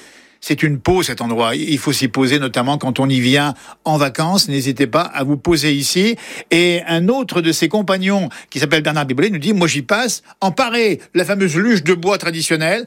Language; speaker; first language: French; native; French